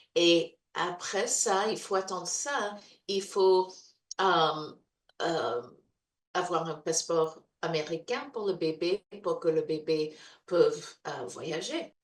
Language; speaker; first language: French; non-native, learner; English